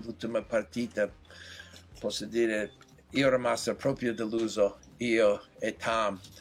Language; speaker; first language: Italian; non-native, fluent; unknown